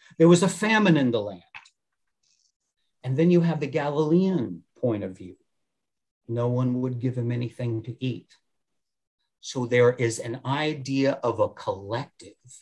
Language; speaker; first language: English; native; English